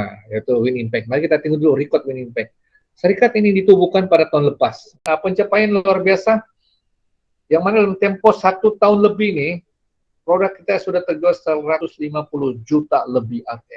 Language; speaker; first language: Indonesian; non-native, local second language; Malay